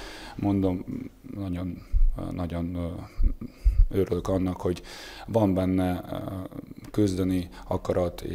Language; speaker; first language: Hungarian; non-native, fluent; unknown